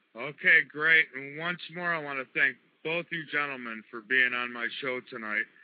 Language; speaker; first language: English; native; English